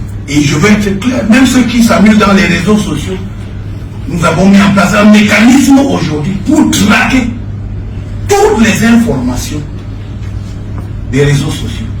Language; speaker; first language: French; non-native, local second language; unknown